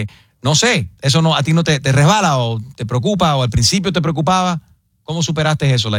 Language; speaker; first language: Spanish; native; Spanish